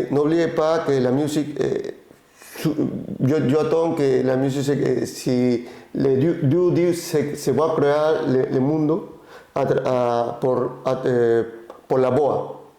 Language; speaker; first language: French; non-native, learner; Spanish